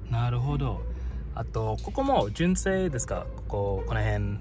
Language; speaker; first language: Japanese; non-native, fluent; English